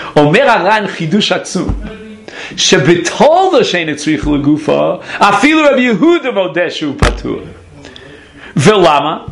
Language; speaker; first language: Hebrew; non-native, fluent; English